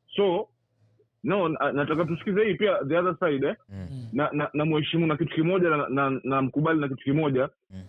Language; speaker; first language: Swahili; native; Swahili